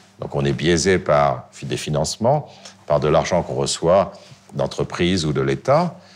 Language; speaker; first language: French; native; French